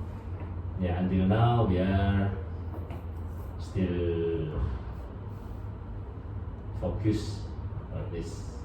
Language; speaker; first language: English; non-native, learner; Indonesian